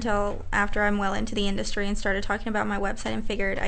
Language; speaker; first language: English; native; English